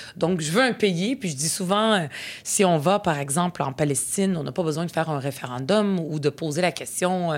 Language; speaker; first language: French; early bilingual, other home language; Arabic